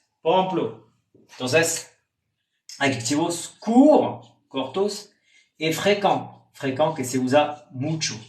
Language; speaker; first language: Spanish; non-native, fluent; French